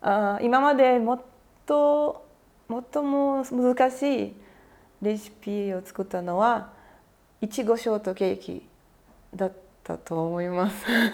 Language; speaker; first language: Japanese; non-native, learner; Portuguese